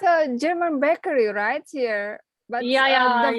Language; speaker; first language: English; non-native, learner; Indonesian